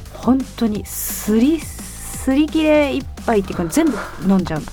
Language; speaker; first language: Japanese; early bilingual, heritage; Japanese